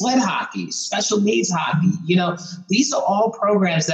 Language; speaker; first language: English; native; English